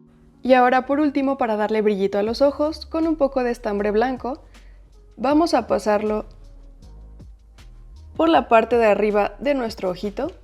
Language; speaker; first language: Spanish; native; Spanish